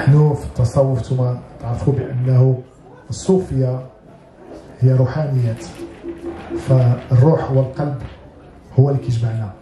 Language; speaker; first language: Arabic; native; Arabic